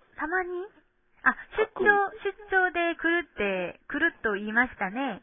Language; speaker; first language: Japanese; non-native, fluent; Korean